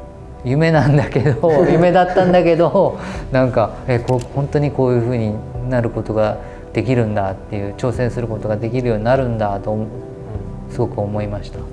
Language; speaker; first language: Japanese; native; Japanese